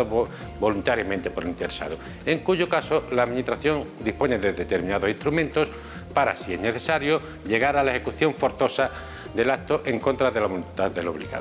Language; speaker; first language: Spanish; native; Spanish